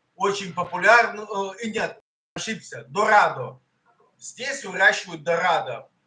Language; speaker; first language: Russian; native; Russian